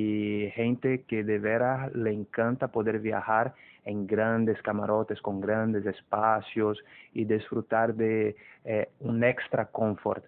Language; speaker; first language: Spanish; non-native, fluent; Portuguese